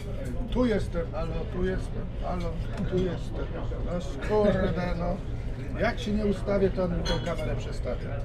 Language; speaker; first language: Polish; native; Polish